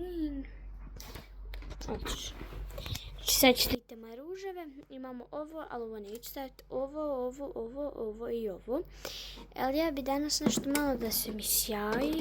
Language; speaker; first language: Bosnian; early bilingual, heritage; Bosnian